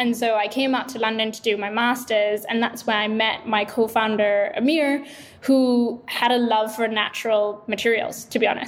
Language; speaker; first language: English; non-native, local second language; Sinhala